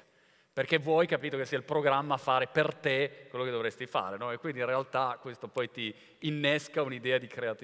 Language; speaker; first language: Italian; native; Italian